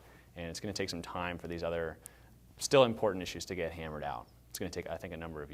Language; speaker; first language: English; native; English